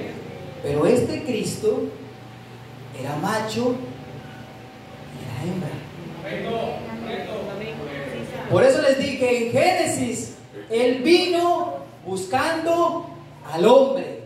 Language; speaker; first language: Spanish; native; Spanish